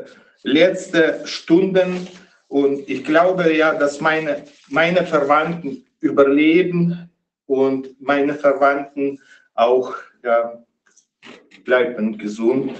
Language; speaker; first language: German; non-native, fluent; Ukrainian